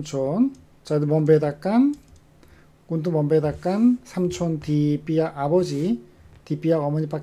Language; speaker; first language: Indonesian; non-native, fluent; Korean